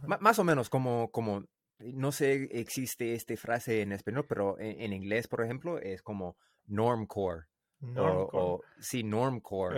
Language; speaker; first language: Spanish; non-native, learner; English